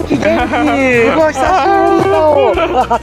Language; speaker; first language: Japanese; non-native, learner; Thai